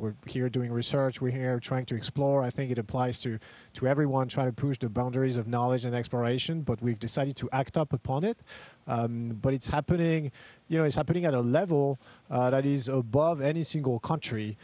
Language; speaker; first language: English; non-native, fluent; French